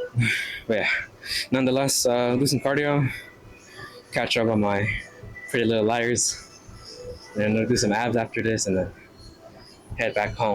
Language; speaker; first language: English; native; English